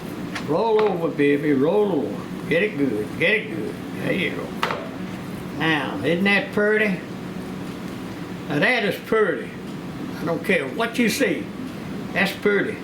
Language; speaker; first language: English; native; English